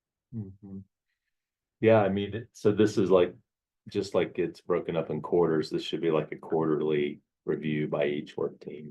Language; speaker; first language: English; native; English